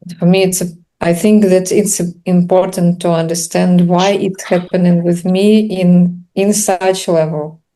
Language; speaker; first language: English; non-native, learner; Russian